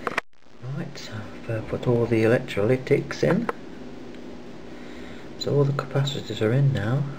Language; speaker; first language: English; native; English